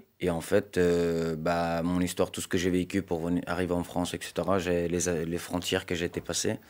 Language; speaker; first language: French; non-native, fluent; Persian